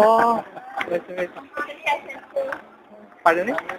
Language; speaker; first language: English; non-native, learner; Indonesian